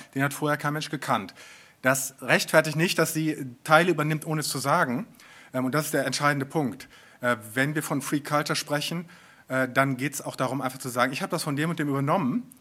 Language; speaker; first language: German; native; German